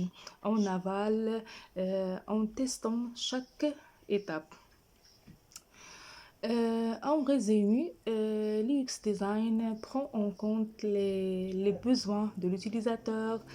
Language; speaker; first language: French; non-native, fluent; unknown